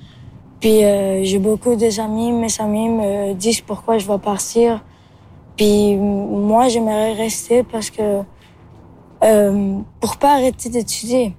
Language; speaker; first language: French; early bilingual, other home language; Spanish